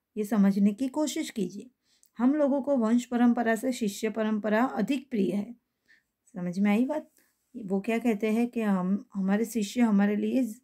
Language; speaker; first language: Hindi; non-native, local second language; Gujarati